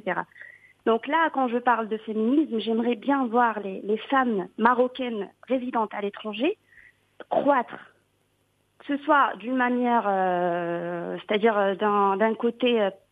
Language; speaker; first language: French; non-native, local second language; Arabic